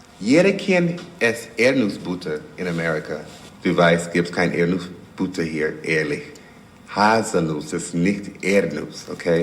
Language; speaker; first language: German; non-native, fluent; English